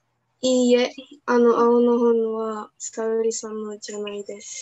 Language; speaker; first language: Japanese; non-native, learner; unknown